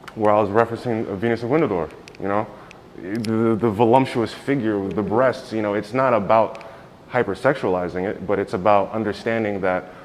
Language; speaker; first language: English; native; English